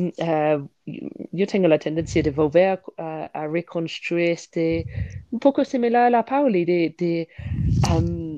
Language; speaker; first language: Spanish; non-native, fluent; English